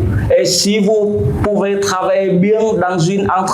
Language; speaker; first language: French; non-native, fluent; Vietnamese